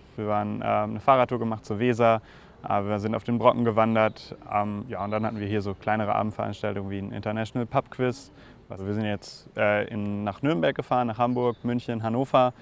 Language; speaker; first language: German; native; German